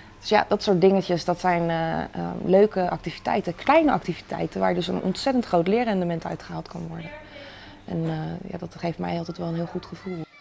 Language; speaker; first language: Dutch; native; Dutch